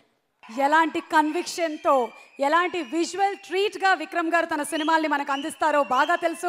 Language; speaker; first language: Telugu; native; Telugu